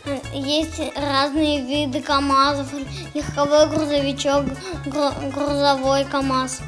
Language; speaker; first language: Russian; native; Russian